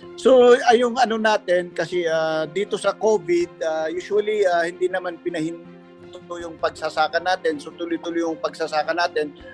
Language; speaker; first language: Filipino; non-native, local second language; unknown